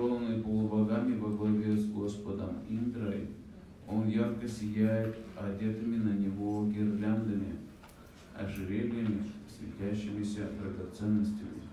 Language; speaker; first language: Russian; native; Russian